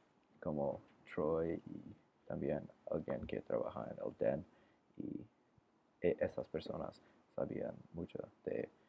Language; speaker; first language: Spanish; non-native, learner; English